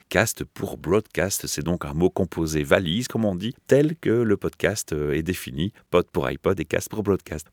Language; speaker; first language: French; native; French